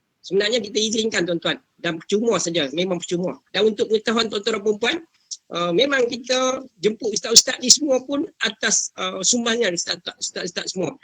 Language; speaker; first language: Malay; native; Malay